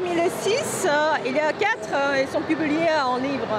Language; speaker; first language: French; non-native, fluent; Korean